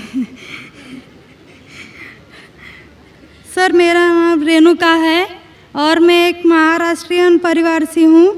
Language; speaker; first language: Hindi; non-native, local second language; Marathi